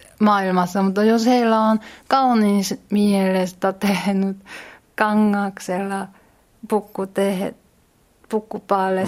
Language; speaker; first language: Finnish; non-native, learner; Korean